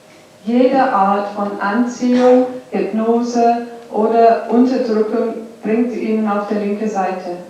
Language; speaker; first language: German; non-native, fluent; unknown